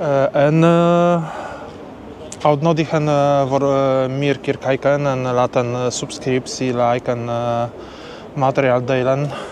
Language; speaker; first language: Dutch; non-native, learner; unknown